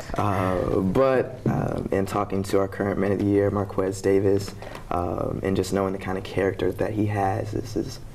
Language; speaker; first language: English; native; English